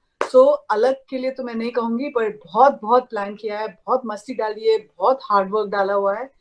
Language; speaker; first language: Hindi; native; Hindi